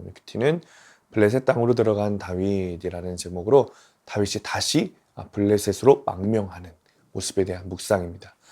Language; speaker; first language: Korean; native; Korean